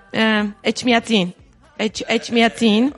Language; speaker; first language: Italian; non-native, learner; Armenian